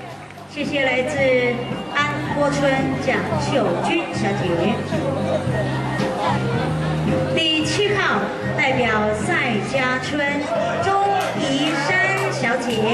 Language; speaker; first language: Chinese; native; Chinese